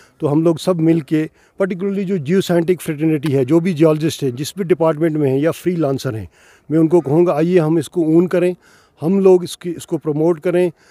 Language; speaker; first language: Urdu; non-native, local second language; Kashmiri